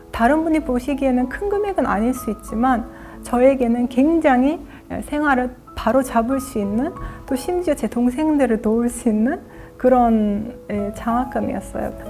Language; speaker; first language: Korean; non-native, fluent; Azerbaijani